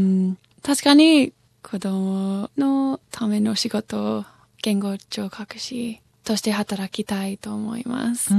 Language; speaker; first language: Japanese; non-native, fluent; English